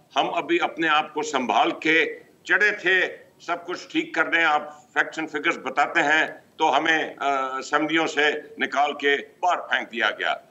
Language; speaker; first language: Urdu; early bilingual, heritage; Urdu